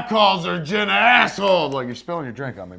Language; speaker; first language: English; native; English